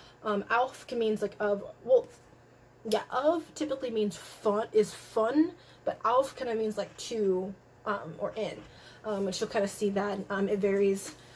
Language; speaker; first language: English; native; English